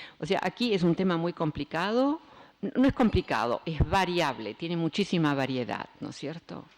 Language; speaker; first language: Spanish; early bilingual, other home language; Dutch